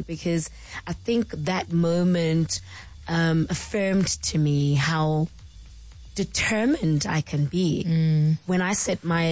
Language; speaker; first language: English; non-native, local second language; Xhosa